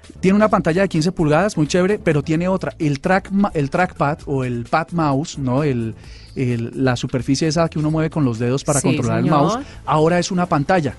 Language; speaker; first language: Spanish; native; Spanish